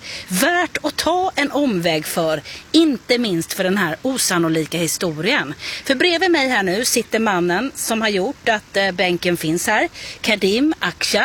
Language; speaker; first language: Swedish; native; Swedish